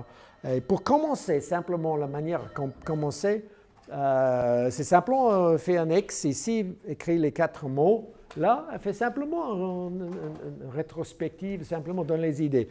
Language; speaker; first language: French; non-native, learner; English